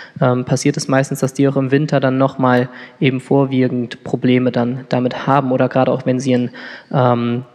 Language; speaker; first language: German; native; German